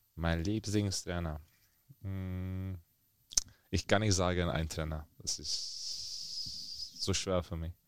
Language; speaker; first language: German; non-native, learner; Czech